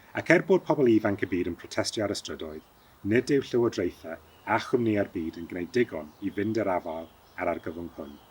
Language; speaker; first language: Welsh; early bilingual, heritage; Welsh